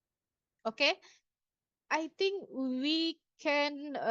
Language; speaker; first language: English; non-native, local second language; Indonesian